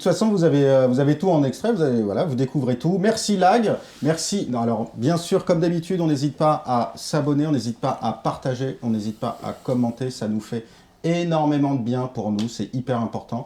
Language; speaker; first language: French; native; French